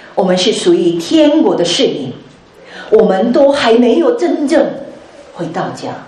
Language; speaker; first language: Chinese; early bilingual, heritage; Chinese